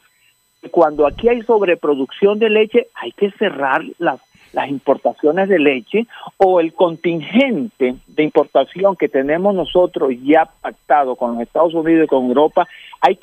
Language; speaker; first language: Spanish; native; Spanish